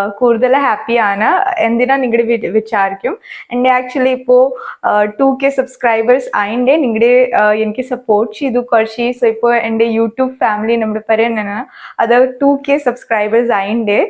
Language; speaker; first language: Malayalam; non-native, learner; Hindi